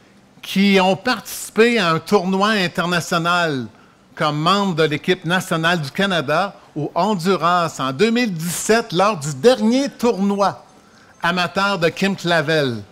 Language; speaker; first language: French; native; French